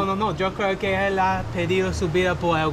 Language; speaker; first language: Spanish; non-native, learner; English